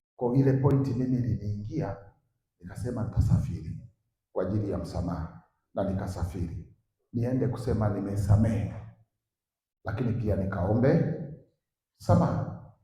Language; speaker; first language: Swahili; native; Swahili